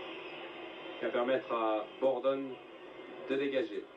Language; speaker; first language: French; native; French